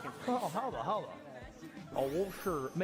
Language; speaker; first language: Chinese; non-native, learner; English